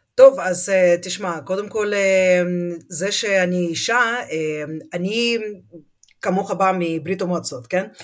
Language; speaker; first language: Hebrew; non-native, fluent; Russian